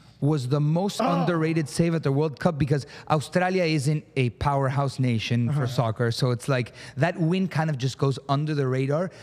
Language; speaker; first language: English; early bilingual, other home language; Spanish